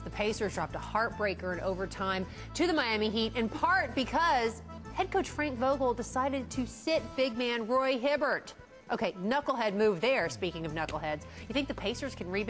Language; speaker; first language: English; native; English